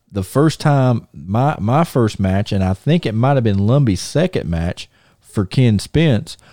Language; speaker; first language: English; native; English